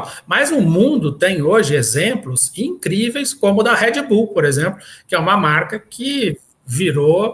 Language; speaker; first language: Portuguese; native; Portuguese